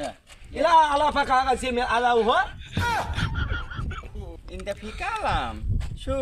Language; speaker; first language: Arabic; non-native, learner; Bangla